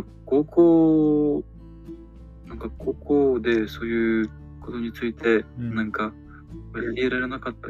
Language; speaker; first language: Japanese; non-native, learner; Ukrainian